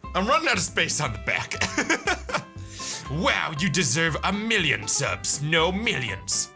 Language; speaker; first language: English; native; English